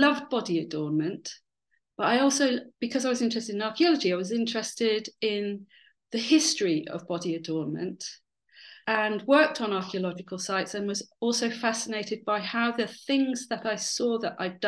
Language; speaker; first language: English; native; English